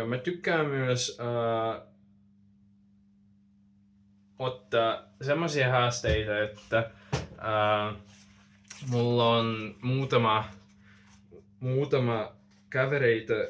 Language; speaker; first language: Finnish; non-native, fluent; Russian